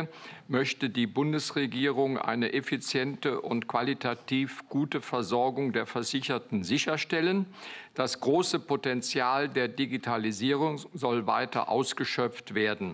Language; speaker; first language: German; native; German